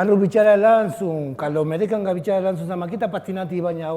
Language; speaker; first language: Indonesian; non-native, fluent; Spanish